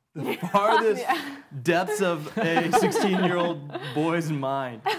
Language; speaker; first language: English; native; English